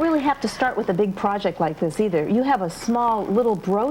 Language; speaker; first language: English; native; English